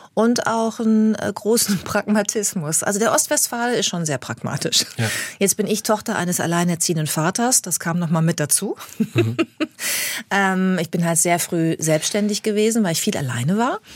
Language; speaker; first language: German; native; German